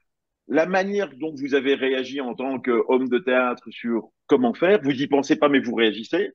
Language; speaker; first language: French; native; French